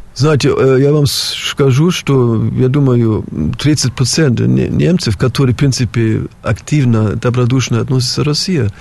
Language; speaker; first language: Russian; non-native, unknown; German